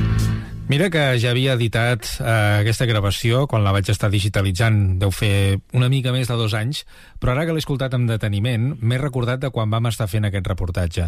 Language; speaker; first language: Catalan; native; Catalan